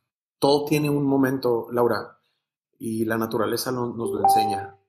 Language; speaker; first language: Spanish; native; Spanish